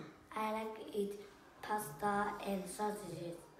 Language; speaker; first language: English; non-native, learner; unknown